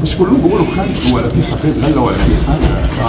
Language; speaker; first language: Arabic; native; Arabic